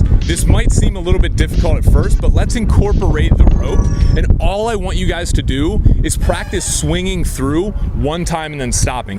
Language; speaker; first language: English; native; English